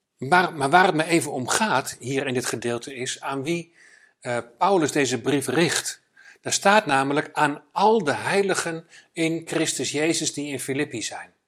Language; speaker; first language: Dutch; native; Dutch